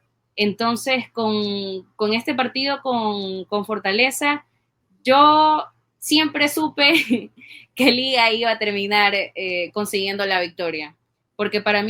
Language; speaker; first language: Spanish; native; Spanish